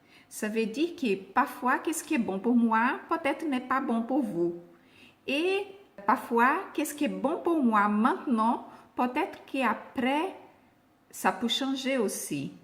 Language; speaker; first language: French; non-native, fluent; Portuguese